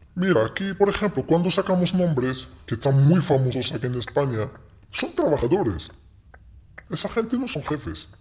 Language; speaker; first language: Spanish; non-native, fluent; Arabic